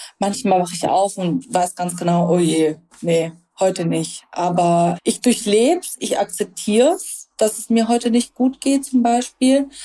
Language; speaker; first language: German; early bilingual, other home language; Russian